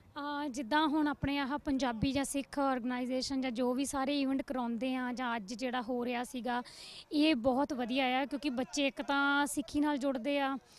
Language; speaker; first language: Punjabi; native; Punjabi